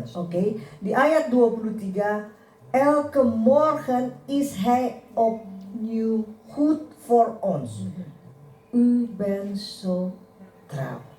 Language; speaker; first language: Dutch; non-native, learner; Indonesian